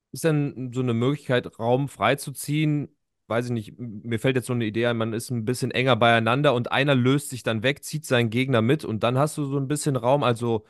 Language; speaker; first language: German; native; German